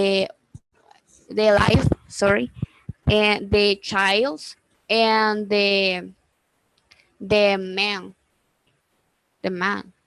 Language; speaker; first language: English; non-native, learner; Spanish